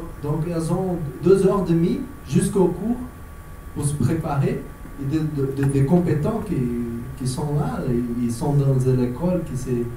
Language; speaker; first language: French; non-native, fluent; Portuguese